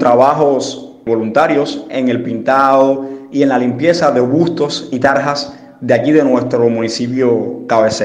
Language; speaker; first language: Spanish; native; Spanish